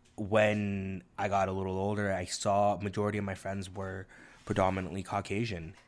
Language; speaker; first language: English; non-native, fluent; Korean